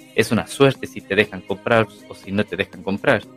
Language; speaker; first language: Spanish; native; Spanish